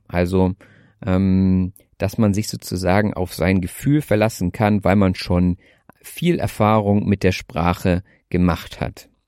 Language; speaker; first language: German; native; German